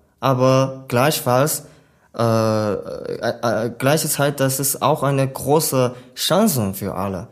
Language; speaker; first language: German; non-native, learner; Chinese